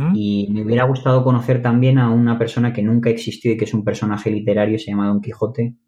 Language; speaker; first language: Spanish; native; Spanish